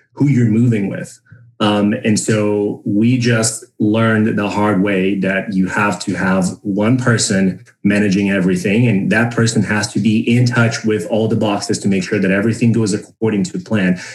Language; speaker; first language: English; non-native, fluent; Portuguese